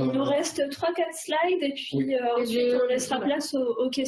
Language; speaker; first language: French; native; French